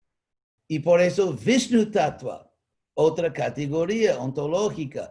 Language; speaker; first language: Spanish; non-native, fluent; English